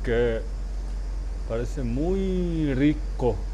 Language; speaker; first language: Spanish; non-native, learner; French